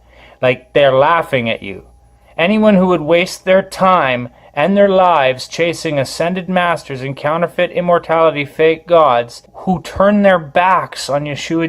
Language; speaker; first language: English; native; English